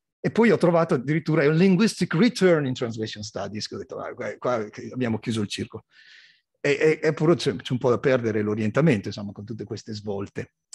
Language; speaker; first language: Italian; native; Italian